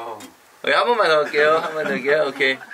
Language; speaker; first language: Korean; native; Korean